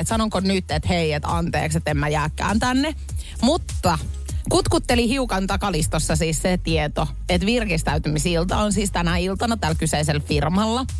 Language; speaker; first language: Finnish; native; Finnish